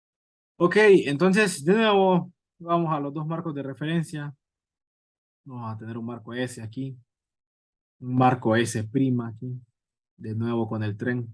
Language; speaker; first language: Spanish; native; Spanish